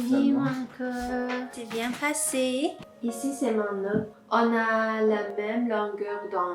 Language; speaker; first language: French; non-native, learner; English